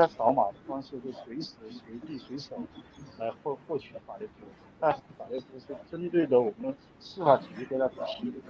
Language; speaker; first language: Chinese; native; Chinese